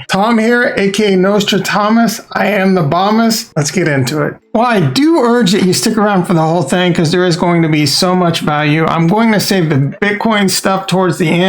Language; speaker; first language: English; native; English